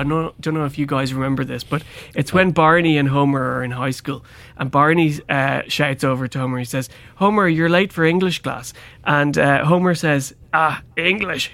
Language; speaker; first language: English; native; English